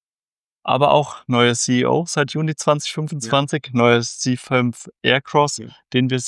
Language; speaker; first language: German; native; German